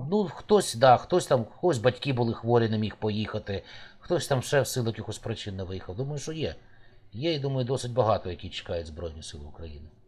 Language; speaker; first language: Ukrainian; native; Ukrainian